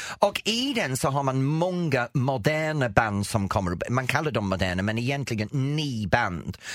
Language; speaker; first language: Swedish; non-native, fluent; English